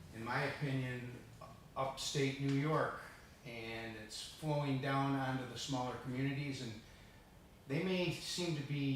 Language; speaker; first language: English; early bilingual, other home language; Italian